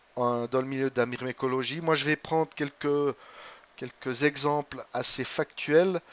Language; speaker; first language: French; native; French